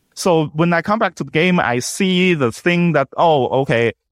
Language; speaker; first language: English; non-native, fluent; Chinese